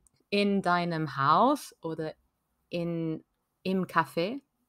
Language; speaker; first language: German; non-native, learner; French